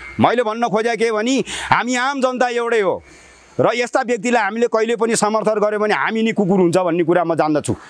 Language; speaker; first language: Nepali; native; Nepali